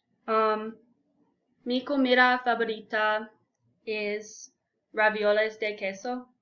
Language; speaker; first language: Spanish; non-native, learner; English